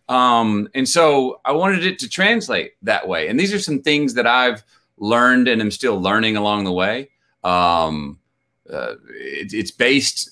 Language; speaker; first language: English; native; English